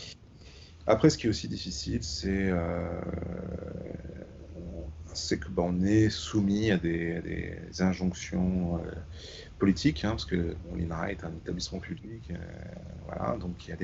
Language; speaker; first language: French; native; French